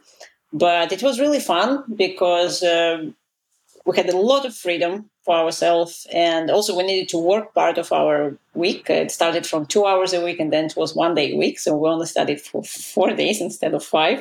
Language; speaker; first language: English; non-native, fluent; Russian